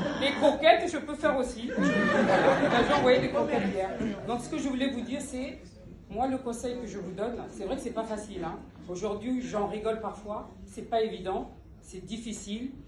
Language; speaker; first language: French; early bilingual, other home language; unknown